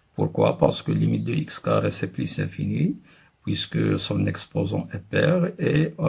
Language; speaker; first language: French; non-native, local second language; Arabic